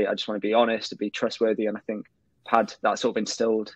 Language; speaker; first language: English; native; English